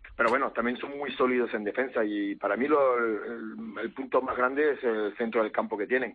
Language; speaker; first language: Spanish; early bilingual, heritage; Spanish